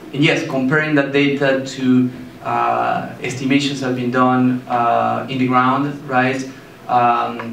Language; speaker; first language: English; non-native, fluent; Spanish